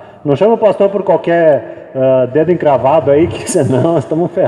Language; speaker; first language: Portuguese; native; Portuguese